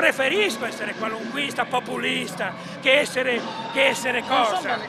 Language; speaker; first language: Italian; native; Italian